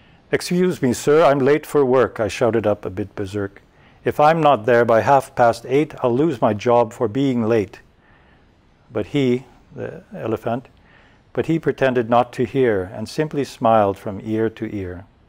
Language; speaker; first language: English; native; English